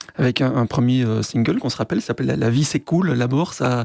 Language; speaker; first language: French; native; French